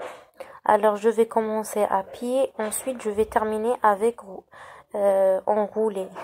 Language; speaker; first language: French; non-native, local second language; Arabic